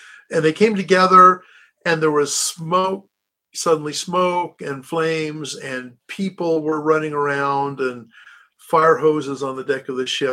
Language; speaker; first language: English; native; English